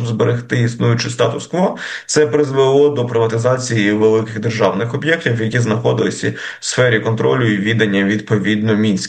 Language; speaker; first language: Ukrainian; native; Ukrainian